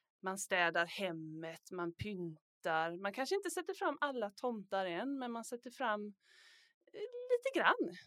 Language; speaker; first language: Swedish; native; Swedish